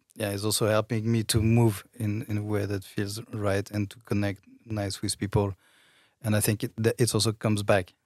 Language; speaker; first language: English; non-native, fluent; French